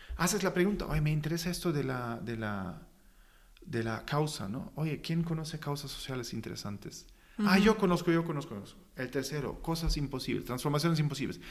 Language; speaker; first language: Spanish; non-native, fluent; German